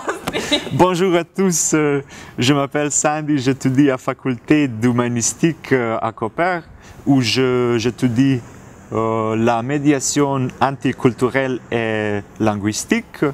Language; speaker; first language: French; non-native, learner; Slovenian